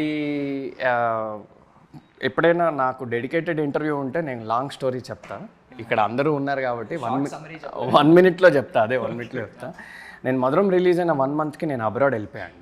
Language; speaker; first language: Telugu; native; Telugu